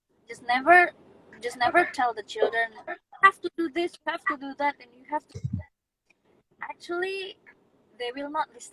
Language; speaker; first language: English; non-native, fluent; Indonesian